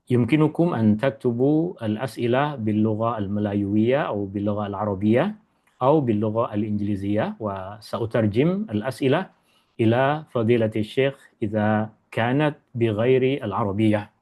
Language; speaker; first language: Arabic; non-native, fluent; Malay